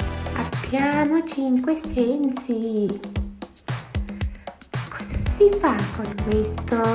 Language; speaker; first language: Italian; non-native, fluent; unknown